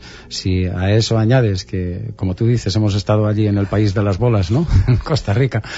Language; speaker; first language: Spanish; native; Spanish